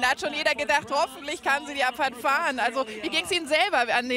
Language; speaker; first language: German; native; German